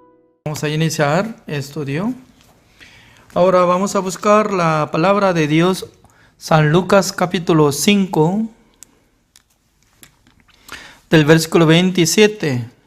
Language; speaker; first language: Spanish; non-native, fluent; Korean